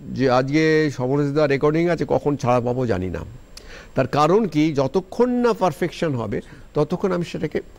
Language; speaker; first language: Bangla; native; Bangla